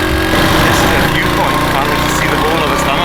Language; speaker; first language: English; native; English